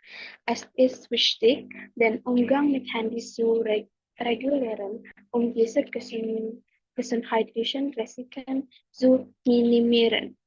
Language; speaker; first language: German; non-native, learner; Indonesian